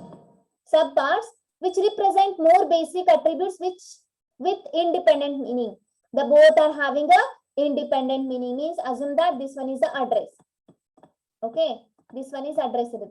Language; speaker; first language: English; non-native, local second language; Kannada